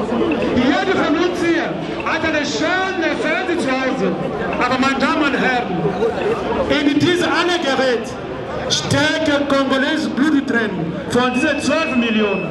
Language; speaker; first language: German; non-native, learner; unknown